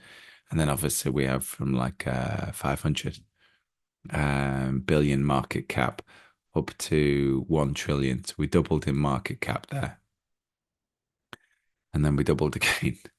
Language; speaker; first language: English; native; English